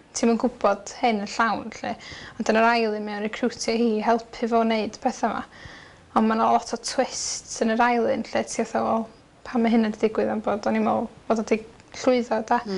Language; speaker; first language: Welsh; native; Welsh